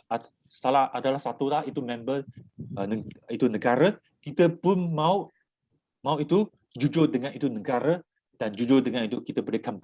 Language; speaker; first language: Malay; non-native, local second language; Chinese